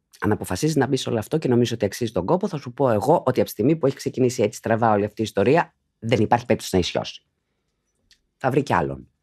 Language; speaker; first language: Greek; native; Greek